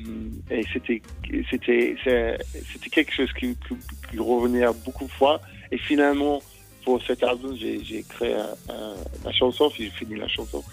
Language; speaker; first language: French; non-native, fluent; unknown